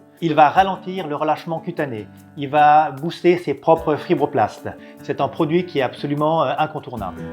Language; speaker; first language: French; non-native, fluent; Italian